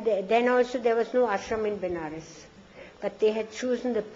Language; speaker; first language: English; non-native, fluent; German